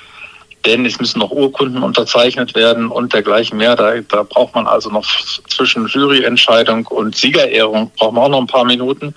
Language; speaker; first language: German; native; German